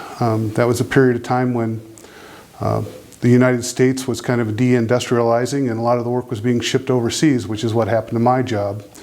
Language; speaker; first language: English; native; English